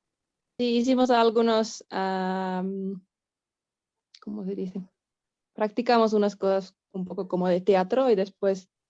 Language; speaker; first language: Spanish; non-native, fluent; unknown